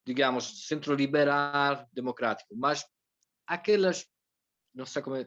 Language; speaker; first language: Portuguese; non-native, fluent; Italian